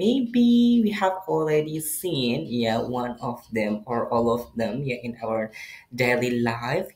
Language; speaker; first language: English; non-native, fluent; Indonesian